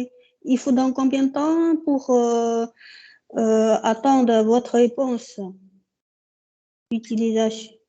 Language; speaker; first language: French; non-native, learner; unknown